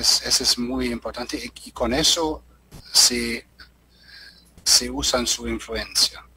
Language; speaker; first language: Spanish; non-native, learner; German